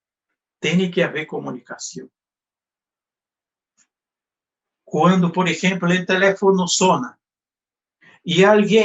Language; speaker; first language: Spanish; non-native, fluent; Portuguese